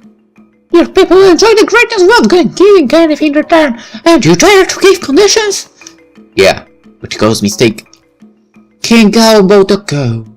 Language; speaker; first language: English; non-native, fluent; Polish